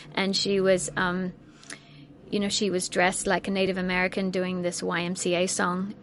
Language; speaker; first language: English; native; English